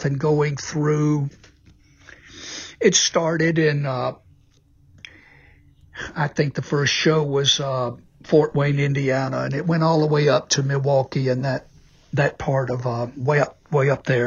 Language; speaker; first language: English; native; English